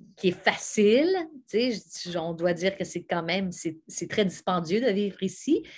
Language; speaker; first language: French; native; French